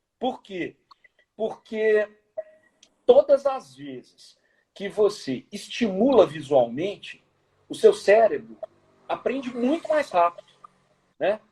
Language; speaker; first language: Portuguese; native; Portuguese